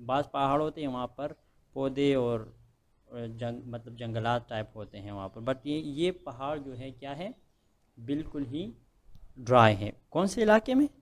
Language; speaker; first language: Urdu; non-native, local second language; Pashto